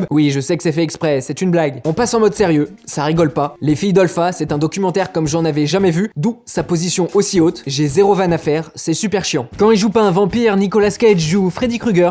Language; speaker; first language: French; native; French